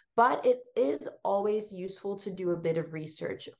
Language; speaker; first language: English; native; English